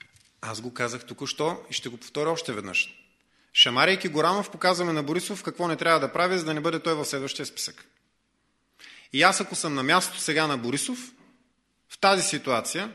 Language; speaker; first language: Bulgarian; native; Bulgarian